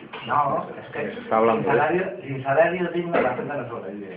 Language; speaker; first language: Spanish; native; Spanish